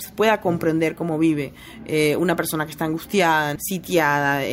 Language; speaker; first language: Spanish; native; Spanish